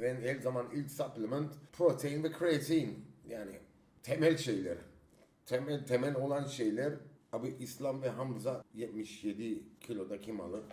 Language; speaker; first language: Turkish; early bilingual, heritage; Turkish